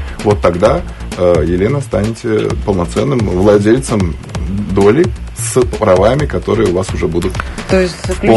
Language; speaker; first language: Russian; native; Russian